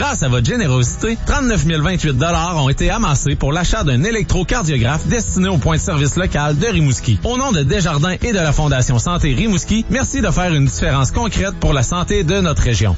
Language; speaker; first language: French; native; French